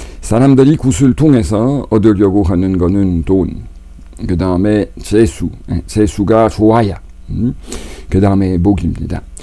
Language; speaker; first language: Korean; non-native, fluent; French